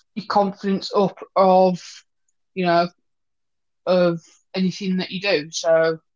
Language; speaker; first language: English; native; English